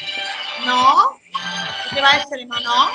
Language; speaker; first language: Italian; native; Italian